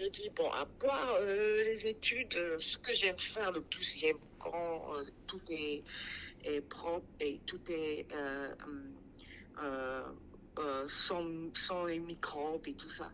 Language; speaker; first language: French; non-native, local second language; Sango